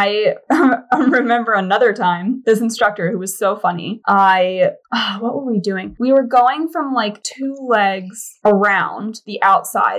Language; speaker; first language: English; native; English